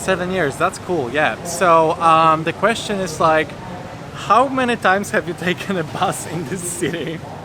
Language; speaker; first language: English; non-native, fluent; Polish